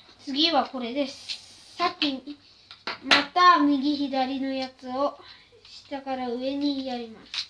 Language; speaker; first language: Japanese; early bilingual, other home language; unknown